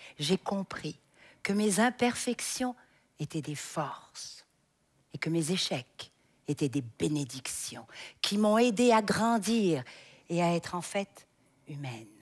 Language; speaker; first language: French; native; French